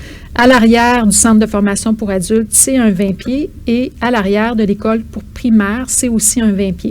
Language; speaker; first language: French; native; French